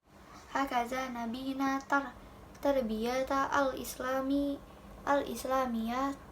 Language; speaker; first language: Arabic; non-native, learner; Indonesian